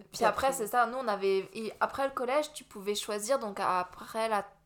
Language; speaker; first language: French; native; French